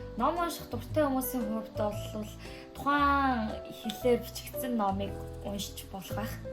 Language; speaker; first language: Mongolian; non-native, fluent; Korean